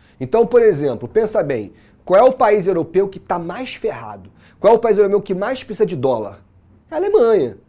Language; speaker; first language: Portuguese; native; Portuguese